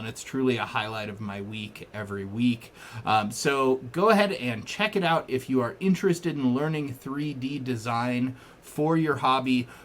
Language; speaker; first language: English; native; English